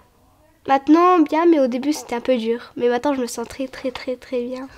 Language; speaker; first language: French; early bilingual, other home language; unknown